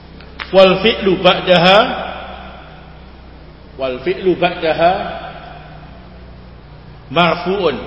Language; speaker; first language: Arabic; non-native, learner; Indonesian